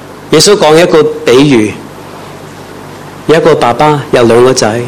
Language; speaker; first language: Cantonese; non-native, fluent; English